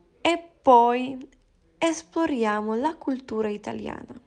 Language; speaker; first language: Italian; non-native, fluent; Russian